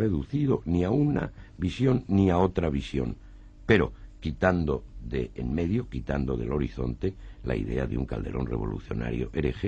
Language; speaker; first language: Spanish; native; Spanish